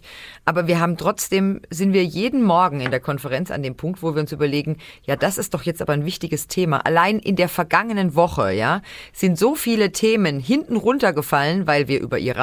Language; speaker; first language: German; native; German